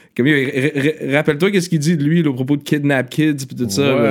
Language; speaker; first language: French; native; French